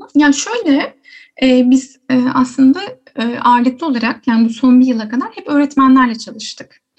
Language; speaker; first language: Turkish; native; Turkish